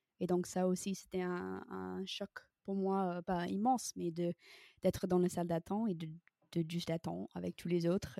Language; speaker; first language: French; non-native, fluent; English